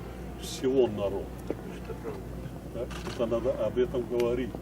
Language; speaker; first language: Russian; non-native, local second language; Tajik